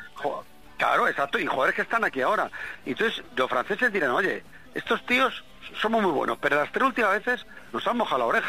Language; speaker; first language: Spanish; native; Spanish